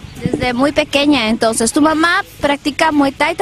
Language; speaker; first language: Spanish; native; Spanish